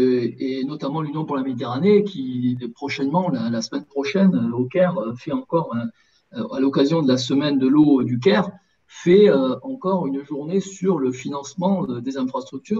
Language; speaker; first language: French; native; French